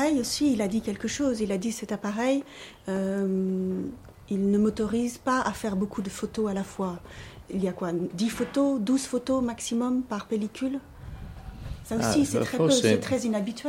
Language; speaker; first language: French; native; French